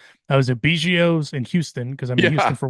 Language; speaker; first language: English; native; English